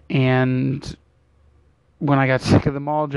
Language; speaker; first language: English; native; English